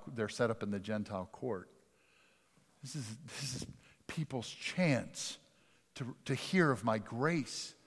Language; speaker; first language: English; native; English